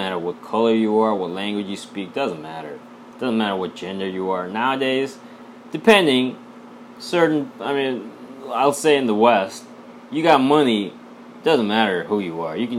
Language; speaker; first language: English; non-native, local second language; Bangla